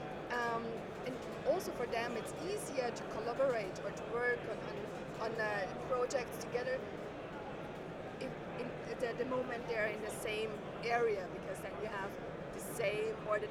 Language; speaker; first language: English; non-native, fluent; German